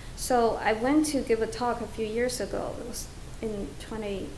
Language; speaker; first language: English; non-native, fluent; Chinese